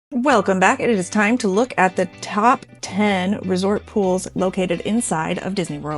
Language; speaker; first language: English; native; English